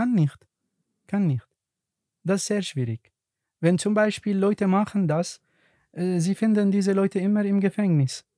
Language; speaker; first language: German; non-native, learner; Arabic